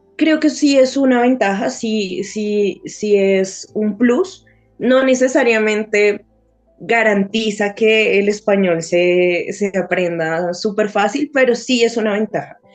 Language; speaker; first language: Spanish; native; Spanish